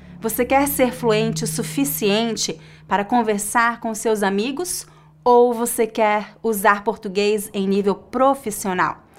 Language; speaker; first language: Portuguese; native; Portuguese